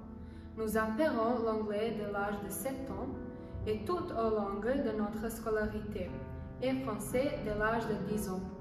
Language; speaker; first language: French; non-native, learner; Serbian